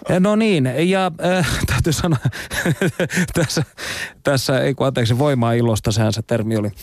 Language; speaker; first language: Finnish; native; Finnish